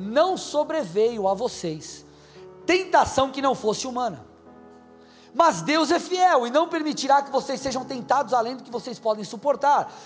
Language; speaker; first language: Portuguese; native; Portuguese